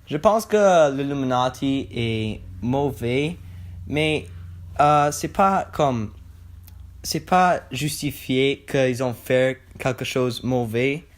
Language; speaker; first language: French; non-native, learner; English